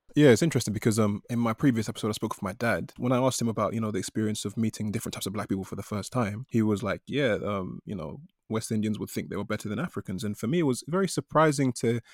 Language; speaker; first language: English; native; English